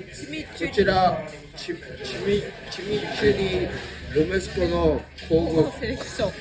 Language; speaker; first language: Japanese; native; Japanese